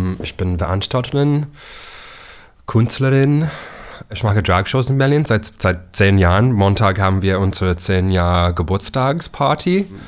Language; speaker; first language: German; non-native, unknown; English